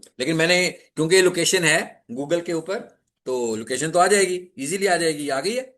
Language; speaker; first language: Urdu; non-native, local second language; Punjabi